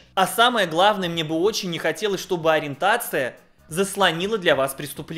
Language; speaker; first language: Russian; native; Russian